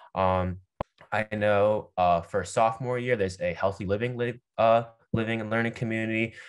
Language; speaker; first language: English; native; English